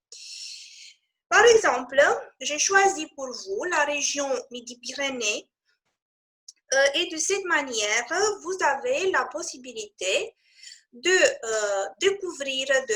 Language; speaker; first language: French; non-native, fluent; Romanian